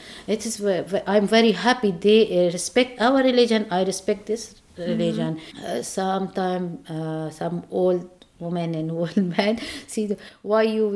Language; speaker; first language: English; non-native, learner; Persian